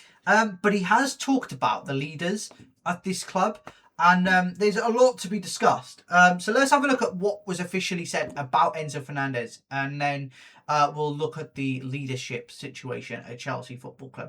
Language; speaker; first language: English; native; English